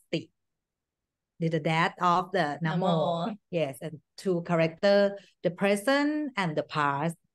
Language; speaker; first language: English; non-native, learner; Thai